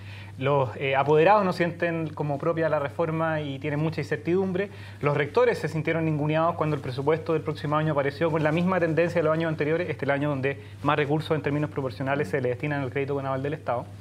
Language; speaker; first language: Spanish; native; Spanish